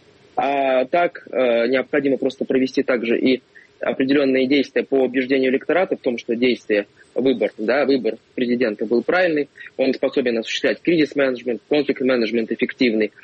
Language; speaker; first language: Russian; native; Russian